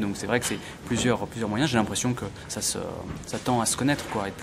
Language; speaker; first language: French; native; French